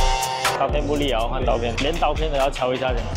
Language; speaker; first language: Chinese; native; Chinese